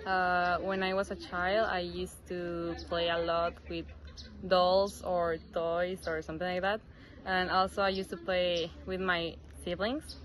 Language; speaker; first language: English; non-native, fluent; Spanish